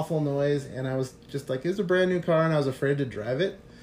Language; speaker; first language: English; native; English